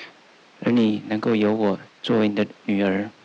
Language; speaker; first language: Chinese; native; Chinese